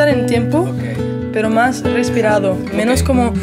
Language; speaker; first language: Spanish; non-native, fluent; Portuguese